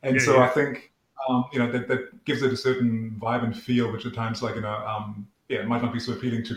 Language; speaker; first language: English; non-native, fluent; German